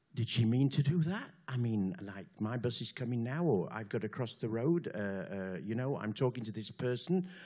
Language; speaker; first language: English; native; English